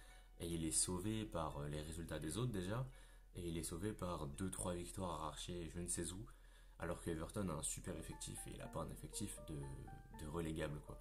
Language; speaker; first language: French; native; French